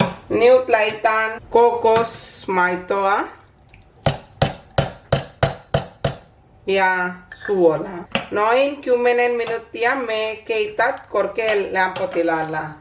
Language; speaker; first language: Finnish; non-native, learner; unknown